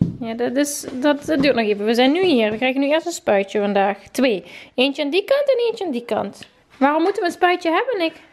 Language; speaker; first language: Dutch; native; Dutch